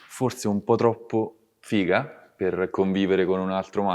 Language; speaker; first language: Italian; native; Italian